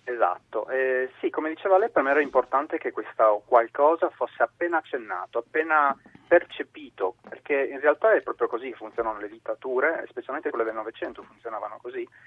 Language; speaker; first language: Italian; non-native, fluent; Spanish